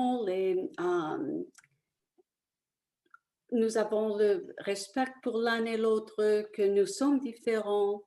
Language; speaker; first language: French; early bilingual, other home language; Italian